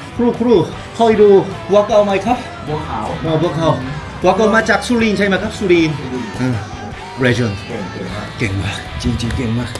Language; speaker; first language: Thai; non-native, learner; Korean